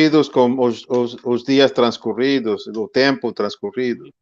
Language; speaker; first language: Portuguese; non-native, fluent; Spanish